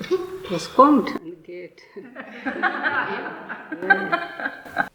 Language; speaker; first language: German; non-native, learner; Telugu